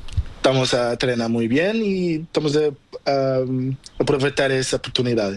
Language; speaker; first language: Spanish; non-native, learner; Portuguese